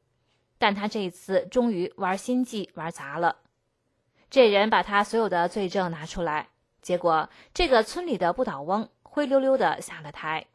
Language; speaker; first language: Chinese; native; Chinese